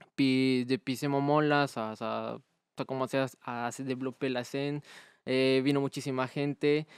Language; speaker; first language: French; non-native, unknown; Spanish